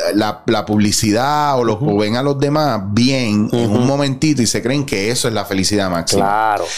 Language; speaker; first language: Spanish; native; Spanish